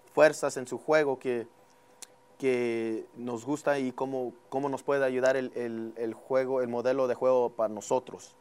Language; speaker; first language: Spanish; early bilingual, heritage; Spanish